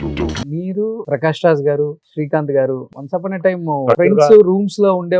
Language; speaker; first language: Telugu; native; Telugu